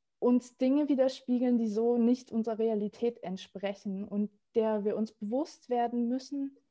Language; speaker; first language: German; native; German